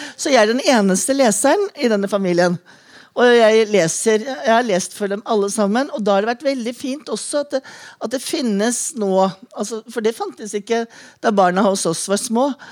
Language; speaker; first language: Norwegian; native; Norwegian